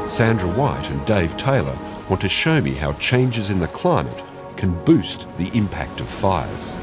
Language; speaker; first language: English; native; English